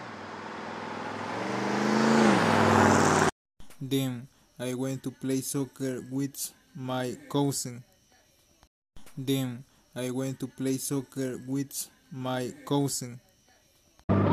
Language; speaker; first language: English; non-native, learner; Spanish